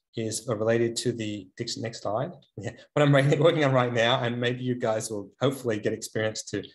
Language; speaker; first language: English; native; English